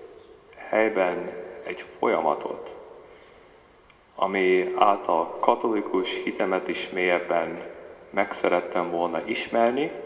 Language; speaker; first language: Hungarian; early bilingual, heritage; Hungarian